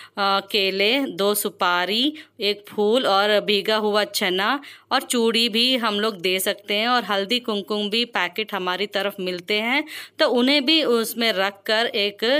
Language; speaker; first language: Hindi; non-native, local second language; Telugu